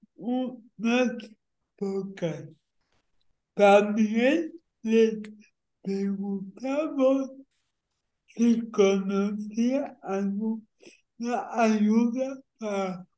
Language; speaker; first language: Spanish; native; Spanish